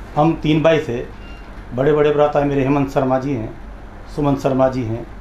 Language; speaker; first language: Hindi; native; Hindi